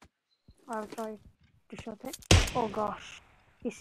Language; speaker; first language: English; non-native, learner; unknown